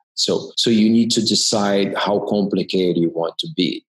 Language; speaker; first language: English; non-native, fluent; Portuguese